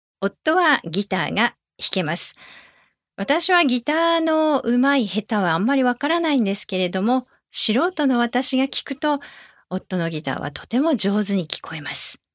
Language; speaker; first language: Japanese; native; Japanese